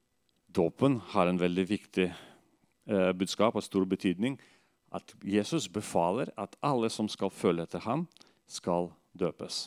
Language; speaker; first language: Norwegian; non-native, fluent; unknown